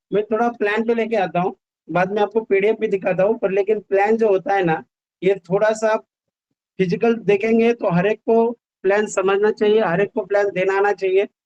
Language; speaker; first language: Hindi; non-native, local second language; Marathi